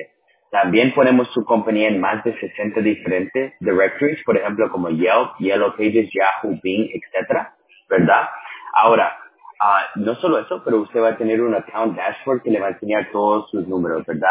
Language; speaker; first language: Spanish; early bilingual, other home language; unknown